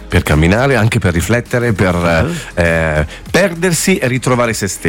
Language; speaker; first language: Italian; native; Italian